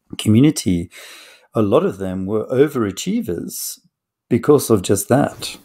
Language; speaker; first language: English; native; English